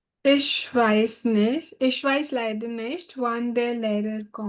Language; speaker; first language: German; non-native, learner; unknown